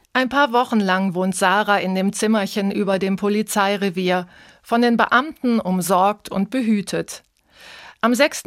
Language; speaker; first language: German; native; German